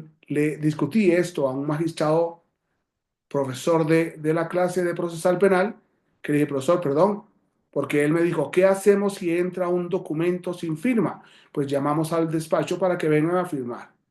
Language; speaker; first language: Spanish; native; Spanish